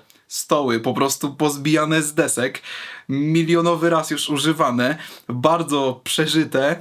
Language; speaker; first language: Polish; native; Polish